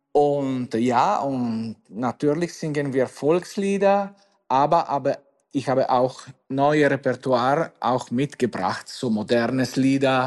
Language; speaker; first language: German; non-native, learner; Italian